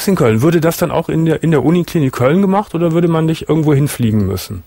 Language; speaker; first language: German; native; German